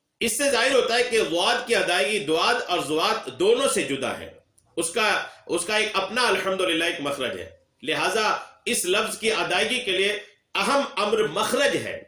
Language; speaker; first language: Urdu; native; Urdu